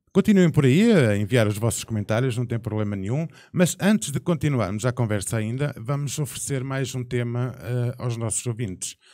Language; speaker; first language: Portuguese; native; Portuguese